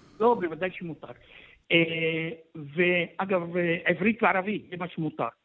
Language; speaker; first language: Hebrew; non-native, local second language; Arabic